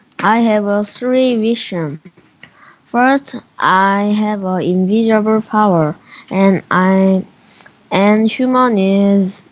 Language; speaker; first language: English; non-native, learner; Korean